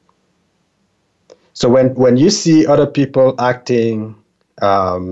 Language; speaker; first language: English; non-native, local second language; French